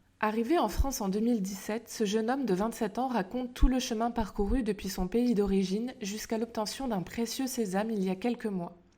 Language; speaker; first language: French; native; French